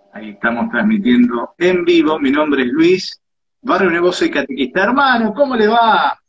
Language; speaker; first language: Spanish; native; Spanish